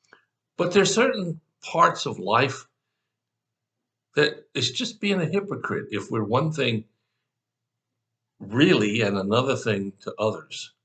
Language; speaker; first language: English; native; English